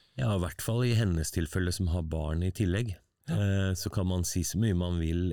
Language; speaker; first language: Norwegian; native; Norwegian